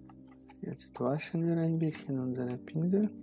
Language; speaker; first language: German; non-native, fluent; Russian